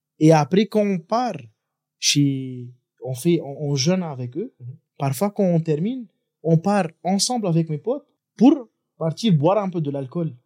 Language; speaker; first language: French; non-native, local second language; Arabic